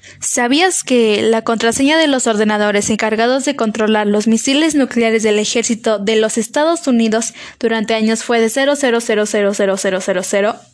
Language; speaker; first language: Spanish; native; Spanish